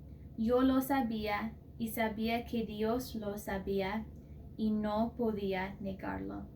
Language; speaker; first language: Spanish; non-native, fluent; English